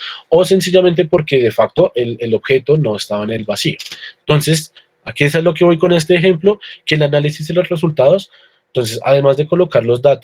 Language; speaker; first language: Spanish; native; Spanish